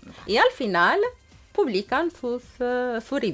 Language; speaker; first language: Spanish; non-native, fluent; Arabic